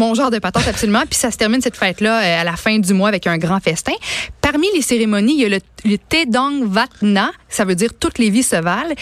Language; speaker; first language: French; native; French